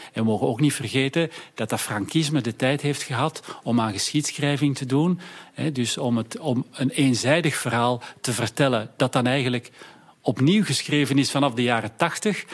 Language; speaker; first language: Dutch; native; Dutch